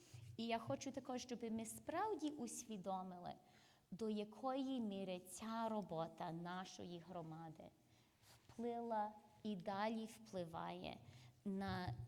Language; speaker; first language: Ukrainian; early bilingual, heritage; English